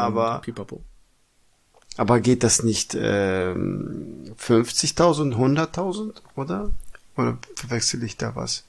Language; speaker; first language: German; non-native, fluent; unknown